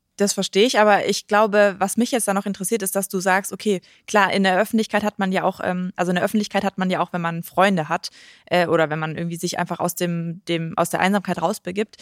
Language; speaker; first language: German; native; German